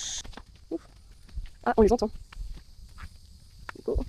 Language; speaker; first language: French; native; French